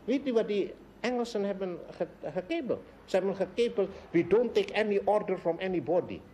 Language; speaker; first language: Dutch; non-native, local second language; Indonesian